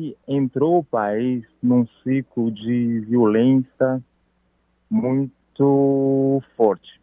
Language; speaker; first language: Portuguese; non-native, fluent; Haitian Creole